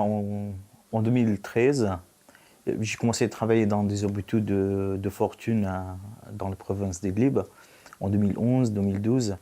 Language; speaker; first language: French; non-native, fluent; Arabic